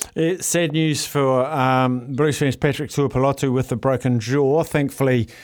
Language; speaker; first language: English; native; English